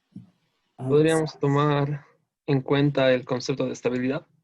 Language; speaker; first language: Spanish; native; Spanish